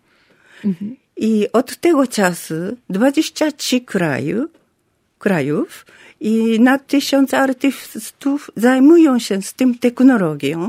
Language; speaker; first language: Polish; non-native, learner; Japanese